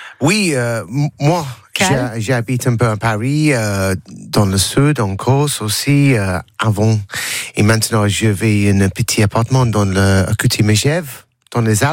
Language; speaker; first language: French; non-native, learner; English